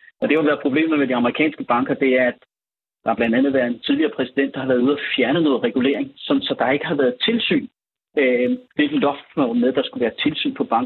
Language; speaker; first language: Danish; native; Danish